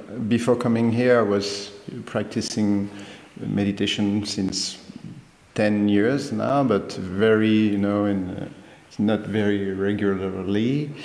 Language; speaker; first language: English; non-native, fluent; French